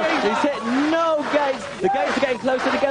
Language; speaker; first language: English; native; English